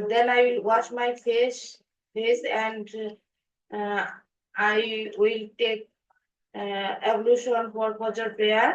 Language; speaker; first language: English; non-native, learner; Bangla